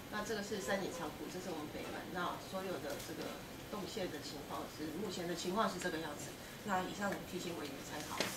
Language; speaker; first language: Chinese; native; Chinese